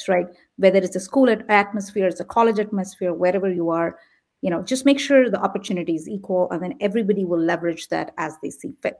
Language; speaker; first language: English; non-native, local second language; Tamil